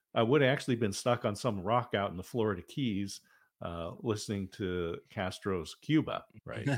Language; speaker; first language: English; native; English